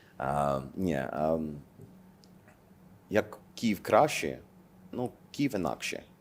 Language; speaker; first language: Ukrainian; non-native, learner; English